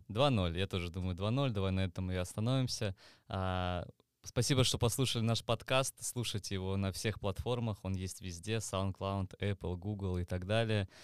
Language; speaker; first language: Russian; native; Russian